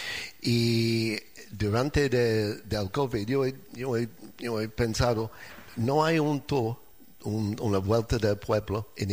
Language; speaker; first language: Spanish; non-native, learner; English